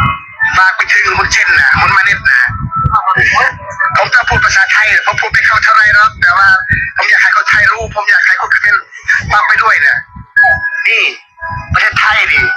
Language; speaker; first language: Thai; non-native, learner; Khmer